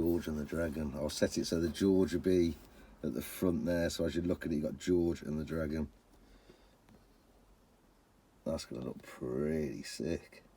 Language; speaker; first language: English; native; English